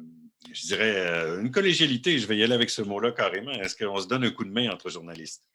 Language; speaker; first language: French; native; French